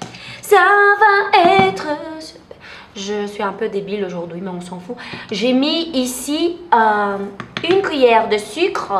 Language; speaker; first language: French; non-native, fluent; Portuguese